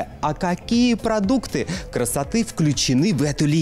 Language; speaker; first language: Russian; native; Russian